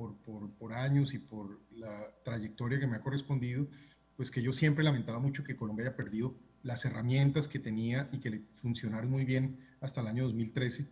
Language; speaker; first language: Spanish; native; Spanish